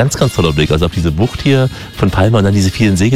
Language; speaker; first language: German; native; German